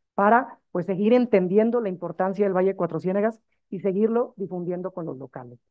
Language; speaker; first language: Spanish; native; Spanish